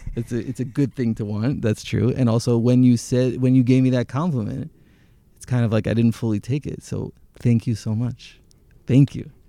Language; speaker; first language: English; early bilingual, other home language; Hebrew